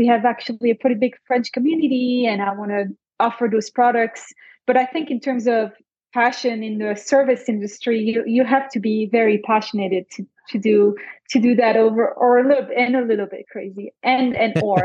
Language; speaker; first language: English; non-native, fluent; French